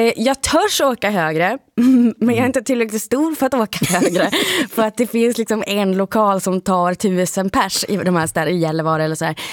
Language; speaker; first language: Swedish; native; Swedish